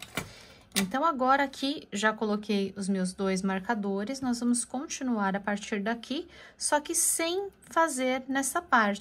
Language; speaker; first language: Portuguese; native; Portuguese